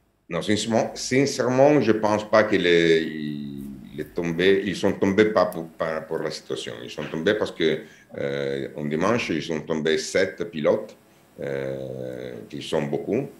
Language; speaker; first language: French; non-native, learner; Italian